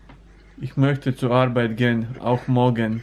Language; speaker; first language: German; non-native, learner; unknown